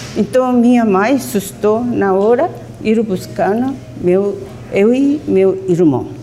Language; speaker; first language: Portuguese; non-native, fluent; Japanese